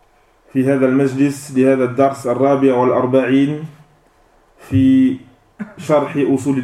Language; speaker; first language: Arabic; non-native, fluent; French